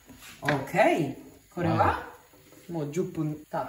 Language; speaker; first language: Japanese; non-native, learner; Italian